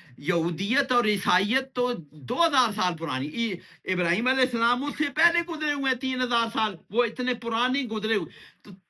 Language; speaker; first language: Urdu; non-native, local second language; Pashto